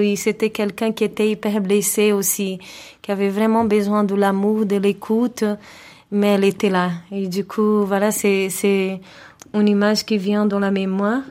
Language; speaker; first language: French; non-native, fluent; Portuguese